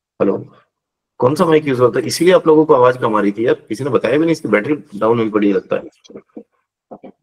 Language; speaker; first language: Hindi; native; Hindi